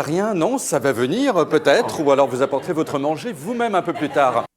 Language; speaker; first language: French; native; French